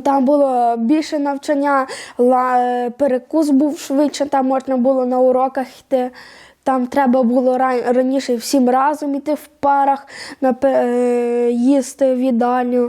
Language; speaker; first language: Ukrainian; native; Ukrainian